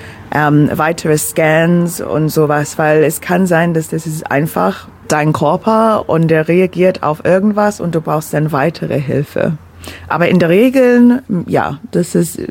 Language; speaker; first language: German; non-native, fluent; English